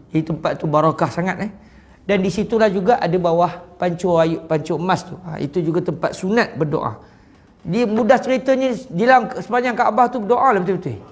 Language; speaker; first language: Malay; native; Malay